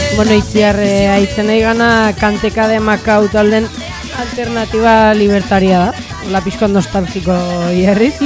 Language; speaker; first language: Basque; native; Basque